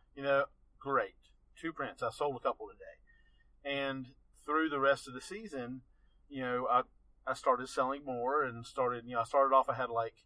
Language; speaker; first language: English; native; English